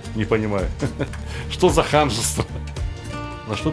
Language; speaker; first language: Russian; native; Russian